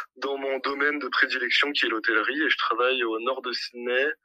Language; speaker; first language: French; native; French